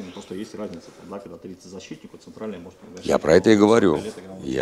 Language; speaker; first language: Russian; native; Russian